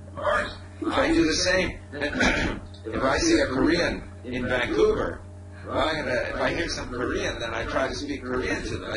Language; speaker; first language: English; non-native, fluent; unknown